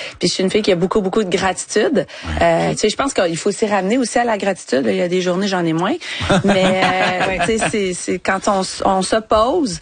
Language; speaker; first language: French; native; French